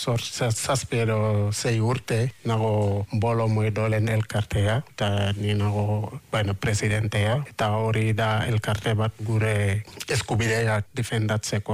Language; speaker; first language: Basque; non-native, fluent; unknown